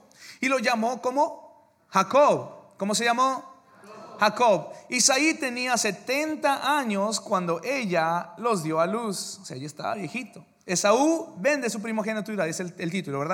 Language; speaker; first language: Spanish; early bilingual, heritage; English